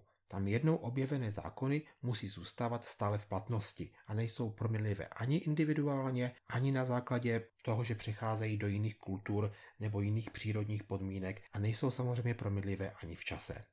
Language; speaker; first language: Czech; native; Czech